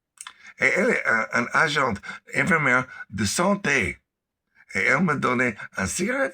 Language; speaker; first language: French; non-native, learner; English